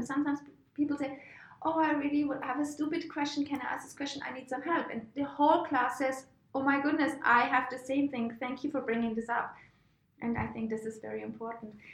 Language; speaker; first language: English; non-native, fluent; German